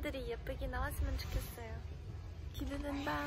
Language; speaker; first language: Korean; non-native, fluent; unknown